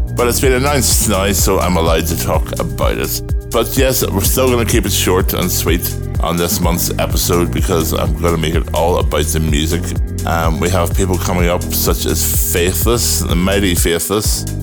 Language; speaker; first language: English; native; English